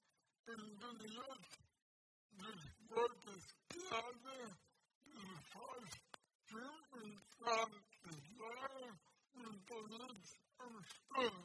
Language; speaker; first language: German; non-native, learner; Russian